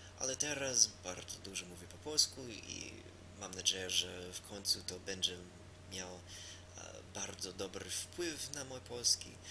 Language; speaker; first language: Polish; non-native, learner; English